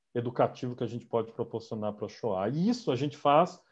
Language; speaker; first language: Portuguese; native; Portuguese